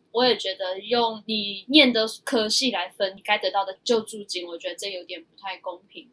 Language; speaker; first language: Chinese; early bilingual, heritage; Chinese